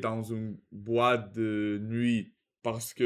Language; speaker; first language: French; non-native, learner; Russian